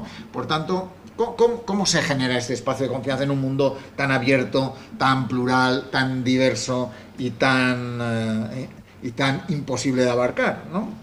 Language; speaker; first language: Spanish; native; Spanish